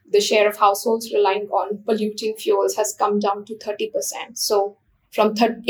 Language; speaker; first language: English; non-native, local second language; Hindi